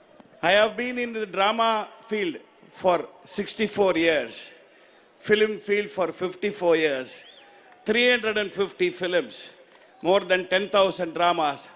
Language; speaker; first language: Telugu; non-native, learner; Tamil